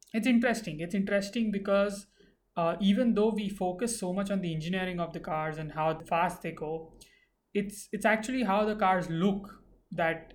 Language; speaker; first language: English; non-native, local second language; Hindi